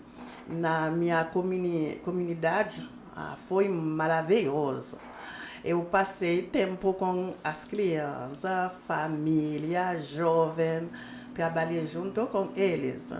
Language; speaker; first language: Portuguese; non-native, learner; Haitian Creole